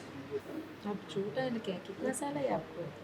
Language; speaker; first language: Hindi; non-native, local second language; Telugu